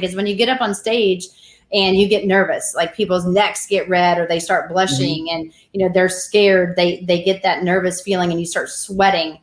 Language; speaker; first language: English; native; English